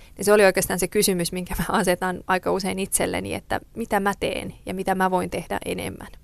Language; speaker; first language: Finnish; early bilingual, other home language; Persian